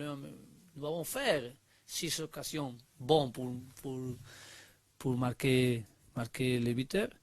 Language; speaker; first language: French; non-native, learner; Spanish